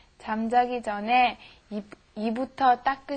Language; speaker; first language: Korean; non-native, learner; Italian